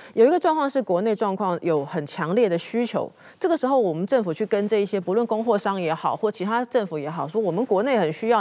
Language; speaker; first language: Chinese; native; Chinese